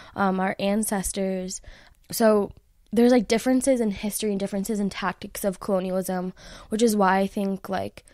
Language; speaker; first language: English; native; English